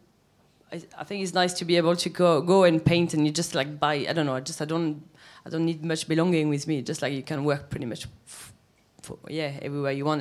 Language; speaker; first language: English; non-native, fluent; French